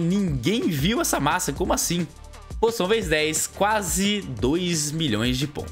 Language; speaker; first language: Portuguese; native; Portuguese